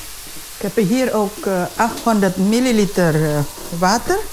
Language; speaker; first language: Dutch; non-native, fluent; Indonesian